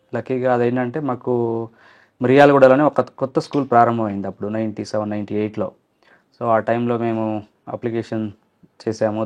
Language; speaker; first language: Telugu; non-native, local second language; Lambadi